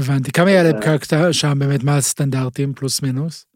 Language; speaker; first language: Hebrew; native; Hebrew